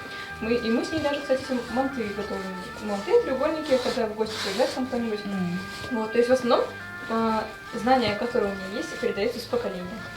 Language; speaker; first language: Russian; native; Russian